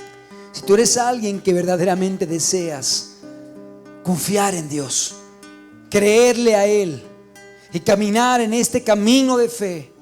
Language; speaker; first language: Spanish; native; Spanish